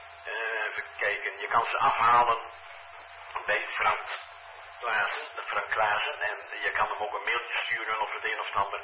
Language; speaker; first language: Dutch; native; Dutch